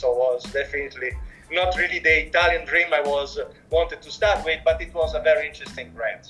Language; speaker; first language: English; non-native, fluent; Italian